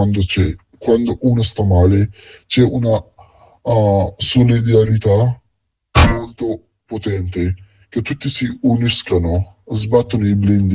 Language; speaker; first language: Italian; non-native, fluent; Arabic